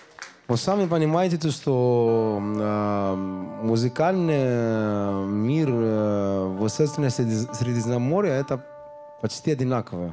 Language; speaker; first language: Russian; non-native, learner; Greek